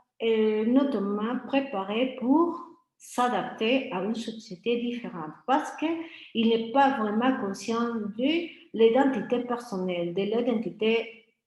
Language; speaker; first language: French; non-native, fluent; Spanish